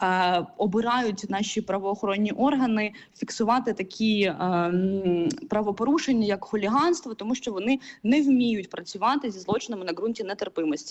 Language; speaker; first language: Ukrainian; native; Ukrainian